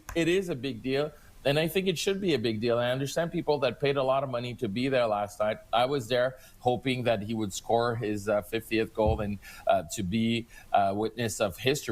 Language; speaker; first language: English; non-native, local second language; French